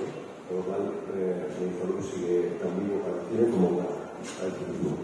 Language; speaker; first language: Spanish; native; Spanish